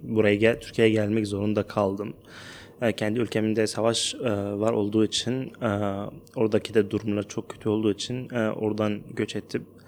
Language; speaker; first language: Turkish; non-native, fluent; Arabic